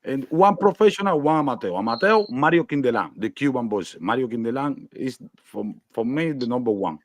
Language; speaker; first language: English; non-native, learner; Spanish